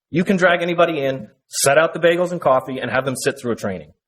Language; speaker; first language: English; native; English